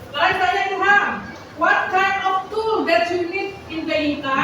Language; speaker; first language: English; non-native, learner; Indonesian